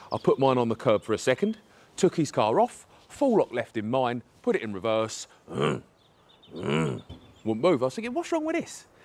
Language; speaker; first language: English; native; English